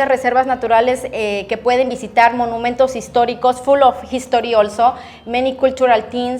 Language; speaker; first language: English; non-native, learner; Spanish